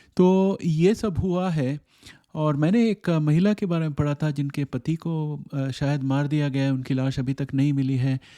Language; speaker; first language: Hindi; native; Hindi